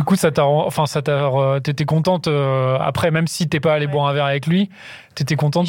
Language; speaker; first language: French; native; French